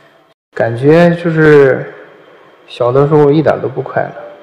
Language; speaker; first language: Chinese; native; Chinese